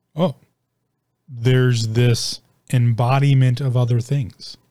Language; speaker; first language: English; native; English